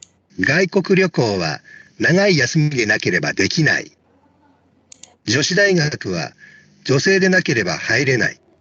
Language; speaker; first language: Japanese; non-native, learner; Indonesian